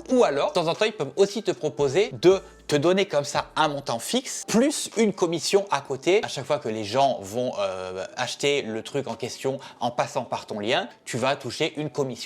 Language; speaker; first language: French; native; French